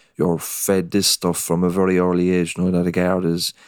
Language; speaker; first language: English; native; English